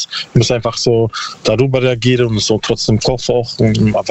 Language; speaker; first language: German; non-native, learner; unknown